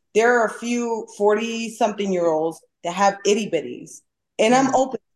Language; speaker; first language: English; native; English